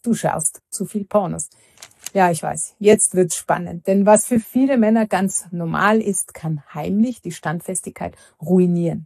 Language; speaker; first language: German; native; German